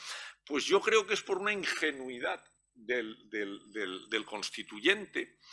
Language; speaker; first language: Spanish; native; Spanish